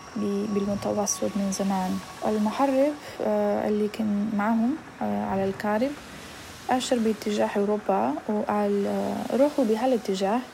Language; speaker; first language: Arabic; non-native, fluent; Bulgarian